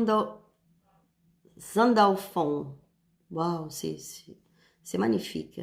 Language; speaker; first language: French; non-native, learner; Spanish